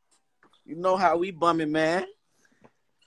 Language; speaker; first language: English; native; English